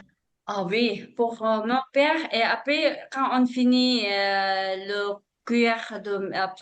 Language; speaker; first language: French; non-native, learner; Tibetan